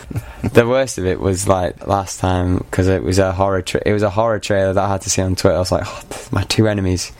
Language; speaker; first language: English; native; English